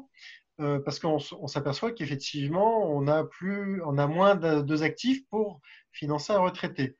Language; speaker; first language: French; native; French